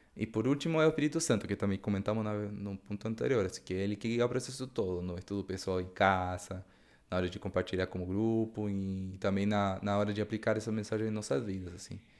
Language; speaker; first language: Portuguese; non-native, fluent; Spanish